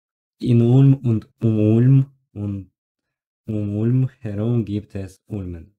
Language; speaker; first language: German; non-native, learner; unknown